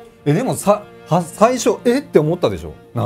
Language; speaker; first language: Japanese; native; Japanese